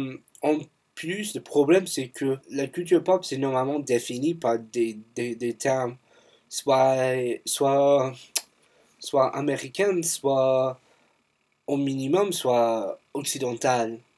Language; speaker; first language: French; non-native, fluent; English